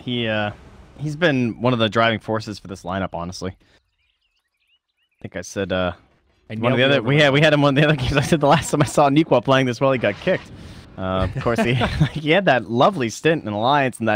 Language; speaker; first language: English; native; English